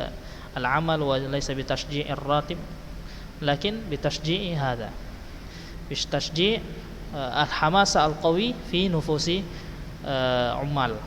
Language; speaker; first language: Arabic; non-native, fluent; Indonesian